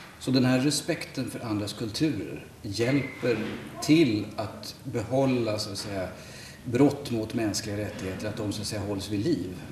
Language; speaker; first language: Swedish; native; Swedish